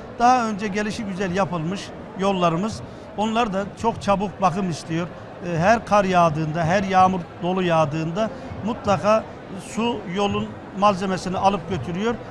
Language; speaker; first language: Turkish; native; Turkish